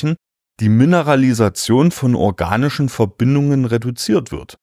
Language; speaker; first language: German; native; German